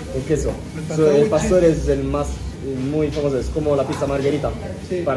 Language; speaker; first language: Spanish; non-native, learner; Italian